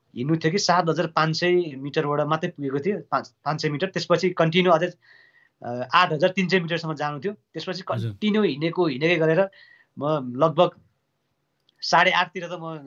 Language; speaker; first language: Nepali; native; Nepali